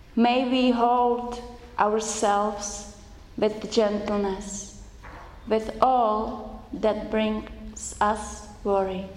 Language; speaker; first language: English; non-native, fluent; Czech